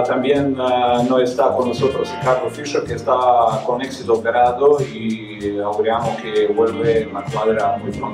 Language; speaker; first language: Spanish; non-native, fluent; Serbian